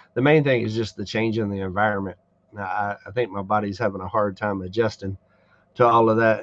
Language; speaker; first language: English; native; English